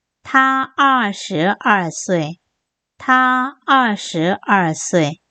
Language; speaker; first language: Chinese; non-native, fluent; Korean